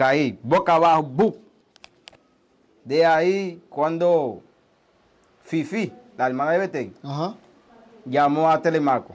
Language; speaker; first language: Spanish; early bilingual, other home language; Haitian Creole